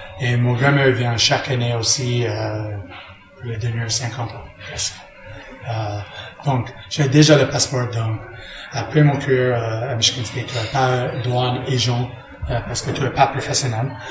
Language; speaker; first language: French; non-native, learner; English